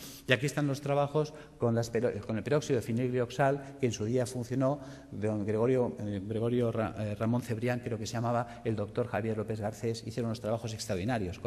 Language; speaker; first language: Spanish; native; Spanish